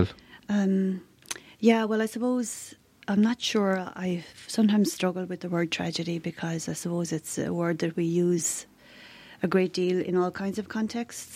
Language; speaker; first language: English; native; English